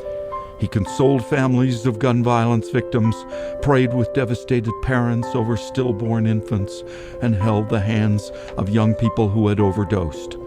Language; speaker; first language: English; native; English